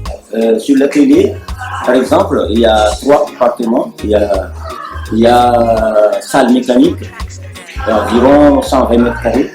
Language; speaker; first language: French; non-native, local second language; Malagasy